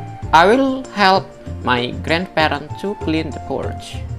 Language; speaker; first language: English; non-native, learner; Indonesian